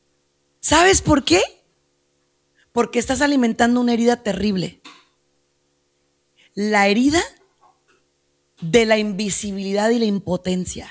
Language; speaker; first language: Spanish; native; Spanish